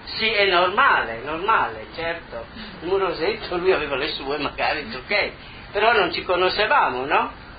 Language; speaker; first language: Italian; native; Italian